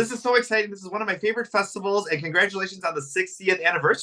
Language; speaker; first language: English; native; English